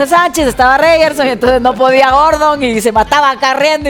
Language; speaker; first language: Spanish; native; Spanish